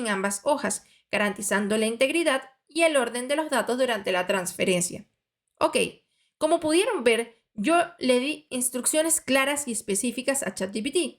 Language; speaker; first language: Spanish; native; Spanish